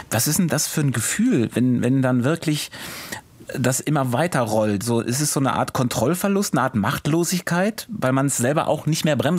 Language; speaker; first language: German; native; German